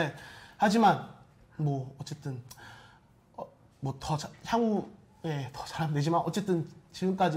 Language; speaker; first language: Korean; native; Korean